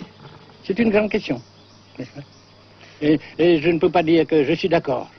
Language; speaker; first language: French; non-native, fluent; Vietnamese